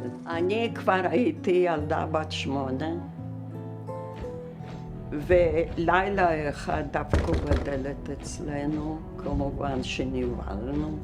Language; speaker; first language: Hebrew; early bilingual, other home language; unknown